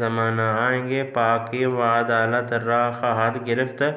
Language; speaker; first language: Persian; non-native, fluent; Urdu